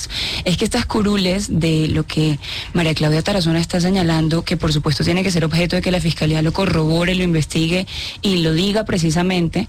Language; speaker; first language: Spanish; native; Spanish